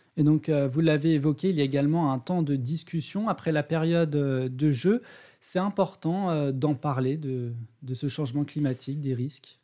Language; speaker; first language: French; native; French